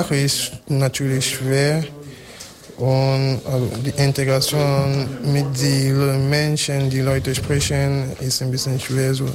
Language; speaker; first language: German; non-native, fluent; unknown